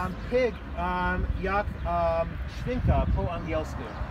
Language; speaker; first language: Polish; non-native, learner; English